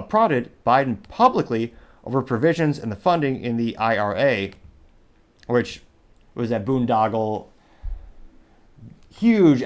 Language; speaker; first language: English; native; English